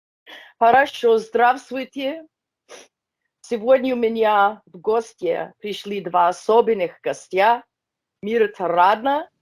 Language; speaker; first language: Russian; non-native, learner; English